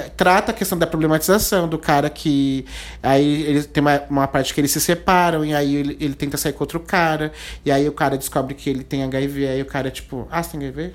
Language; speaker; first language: Portuguese; native; Portuguese